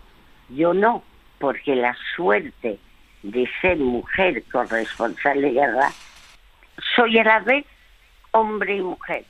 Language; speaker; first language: Spanish; early bilingual, other home language; French